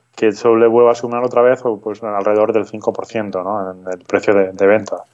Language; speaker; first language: Spanish; native; Spanish